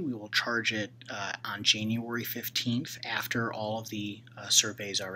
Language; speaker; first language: English; native; English